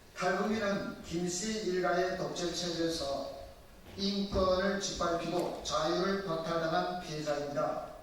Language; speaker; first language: Korean; native; Korean